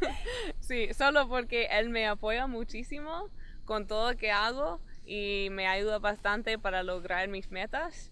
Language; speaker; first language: Spanish; non-native, fluent; English